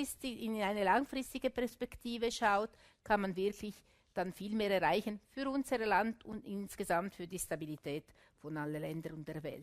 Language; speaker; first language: German; non-native, local second language; Italian